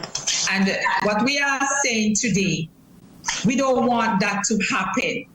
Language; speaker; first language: English; native; English